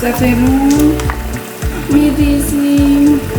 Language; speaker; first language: Persian; non-native, learner; Chinese